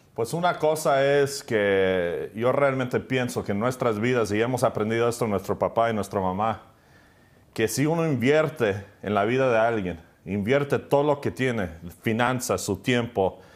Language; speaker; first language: Spanish; native; Spanish